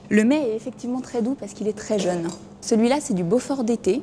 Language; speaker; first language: French; native; French